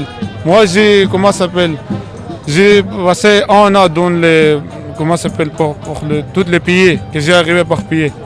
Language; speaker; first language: French; non-native, learner; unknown